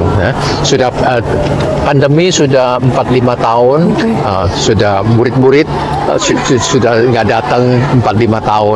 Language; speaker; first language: Indonesian; non-native, learner; Cantonese